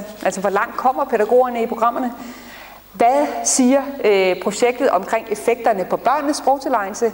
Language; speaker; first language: Danish; native; Danish